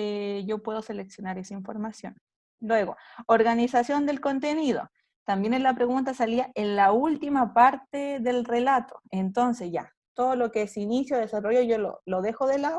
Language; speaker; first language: Spanish; native; Spanish